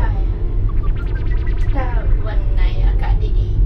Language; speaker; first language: Thai; non-native, learner; Japanese